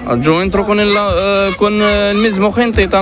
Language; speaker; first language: Spanish; non-native, learner; Arabic